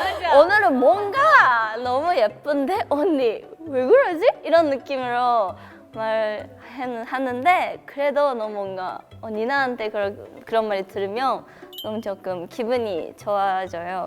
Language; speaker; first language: Korean; non-native, fluent; Japanese